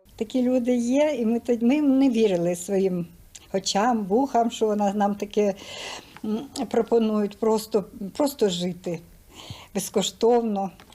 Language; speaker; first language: Ukrainian; non-native, local second language; Russian